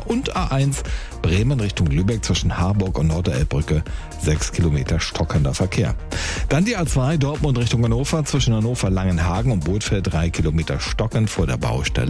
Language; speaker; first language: German; native; German